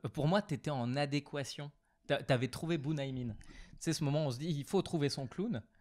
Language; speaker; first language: French; native; French